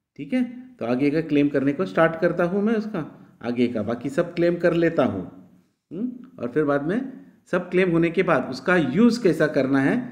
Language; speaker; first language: Hindi; non-native, local second language; Marathi